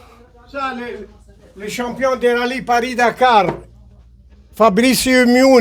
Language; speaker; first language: French; non-native, learner; Arabic